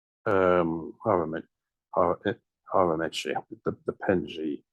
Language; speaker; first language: Portuguese; non-native, learner; English